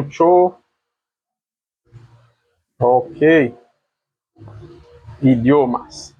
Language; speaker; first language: Spanish; non-native, learner; Haitian Creole